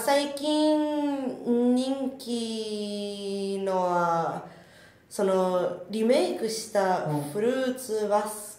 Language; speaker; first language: Japanese; non-native, fluent; Spanish